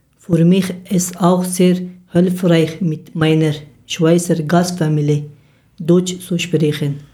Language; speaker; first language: German; non-native, learner; Persian